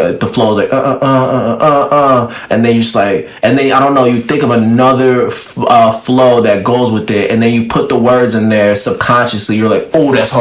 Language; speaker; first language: English; early bilingual, other home language; French